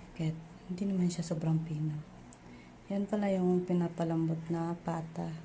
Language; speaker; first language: Filipino; non-native, local second language; Bikol